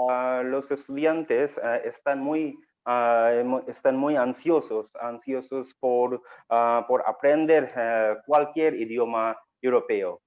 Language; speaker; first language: Spanish; non-native, learner; Bangla